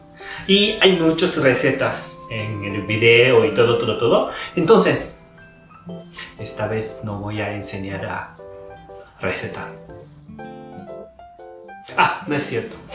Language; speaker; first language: Spanish; non-native, learner; Japanese